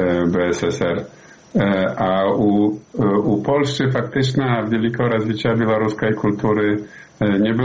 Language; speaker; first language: Polish; non-native, learner; Belarusian